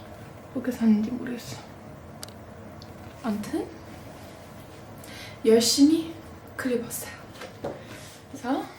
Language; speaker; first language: Korean; non-native, fluent; English